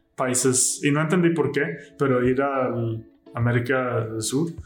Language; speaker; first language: Spanish; non-native, fluent; Swedish